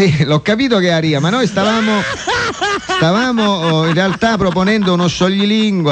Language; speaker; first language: Italian; native; Italian